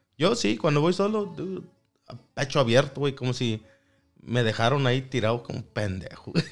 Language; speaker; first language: Spanish; early bilingual, other home language; English